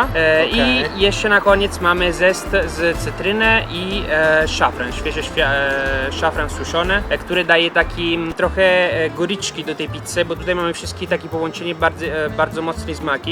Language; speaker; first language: Polish; non-native, learner; Italian